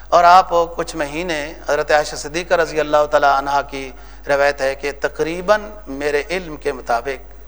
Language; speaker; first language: Urdu; native; Urdu